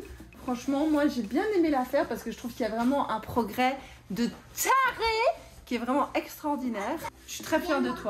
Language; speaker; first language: French; native; French